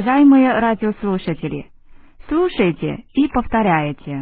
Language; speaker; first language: Russian; non-native, learner; Chinese